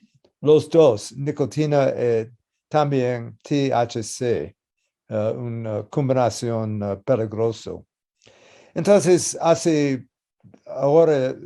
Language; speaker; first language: Spanish; non-native, learner; English